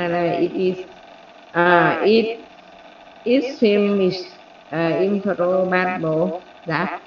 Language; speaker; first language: English; non-native, learner; Vietnamese